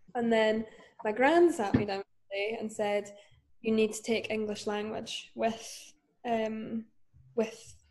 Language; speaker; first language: English; native; English